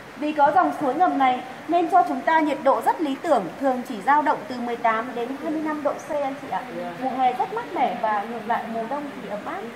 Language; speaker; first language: Vietnamese; non-native, local second language; Tày